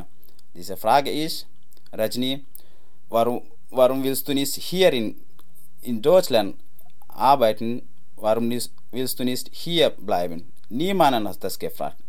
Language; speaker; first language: German; non-native, learner; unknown